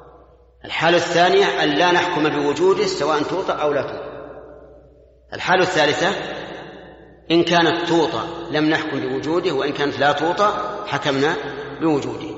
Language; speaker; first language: Arabic; native; Arabic